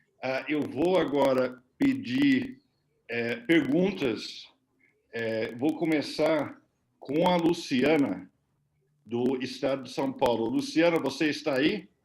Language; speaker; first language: Portuguese; non-native, fluent; English